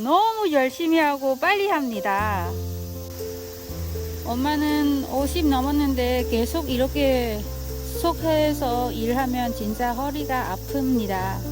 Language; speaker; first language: Korean; non-native, learner; Vietnamese